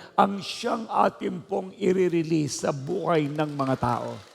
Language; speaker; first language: Filipino; native; Filipino